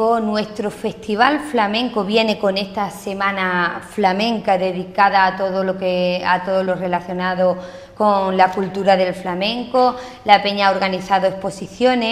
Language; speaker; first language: Spanish; native; Spanish